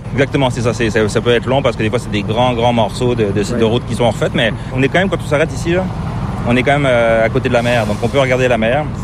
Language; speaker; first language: French; native; French